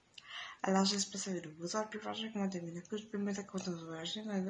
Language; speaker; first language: French; native; French